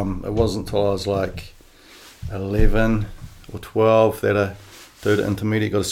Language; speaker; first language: English; native; English